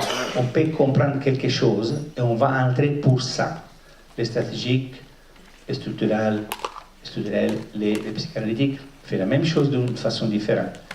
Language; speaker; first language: French; non-native, fluent; Italian